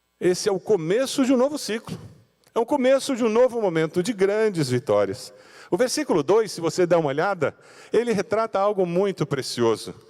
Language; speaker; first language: Portuguese; native; Portuguese